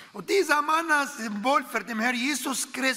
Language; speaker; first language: German; non-native, fluent; Arabic